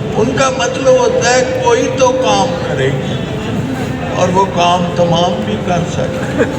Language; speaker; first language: Urdu; non-native, local second language; Punjabi